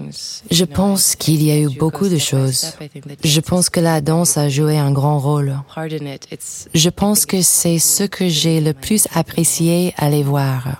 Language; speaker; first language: French; non-native, fluent; English